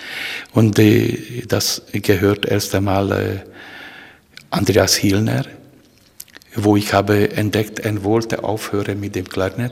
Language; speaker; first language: German; non-native, fluent; Hungarian